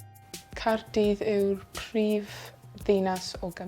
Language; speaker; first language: Welsh; non-native, local second language; English